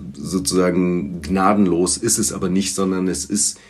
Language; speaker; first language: German; early bilingual, other home language; Bulgarian